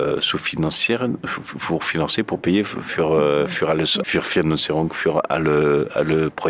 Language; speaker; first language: German; non-native, learner; Catalan